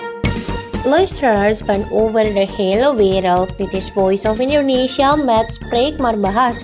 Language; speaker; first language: Dutch; non-native, learner; Indonesian